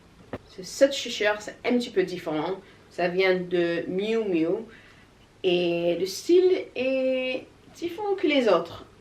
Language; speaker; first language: French; non-native, learner; English